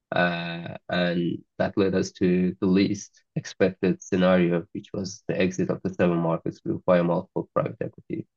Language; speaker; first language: English; non-native, fluent; Azerbaijani